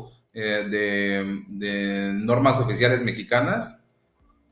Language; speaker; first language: English; non-native, learner; Spanish